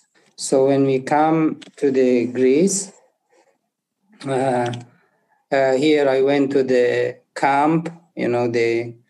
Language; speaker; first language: English; non-native, learner; Persian